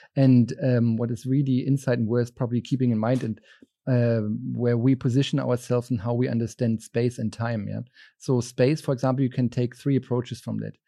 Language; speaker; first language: English; non-native, fluent; German